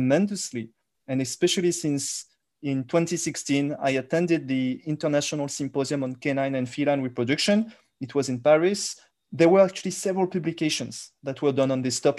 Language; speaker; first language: English; non-native, fluent; French